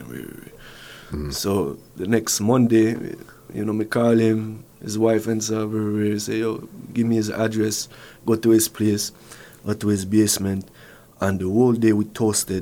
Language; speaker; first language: English; non-native, fluent; French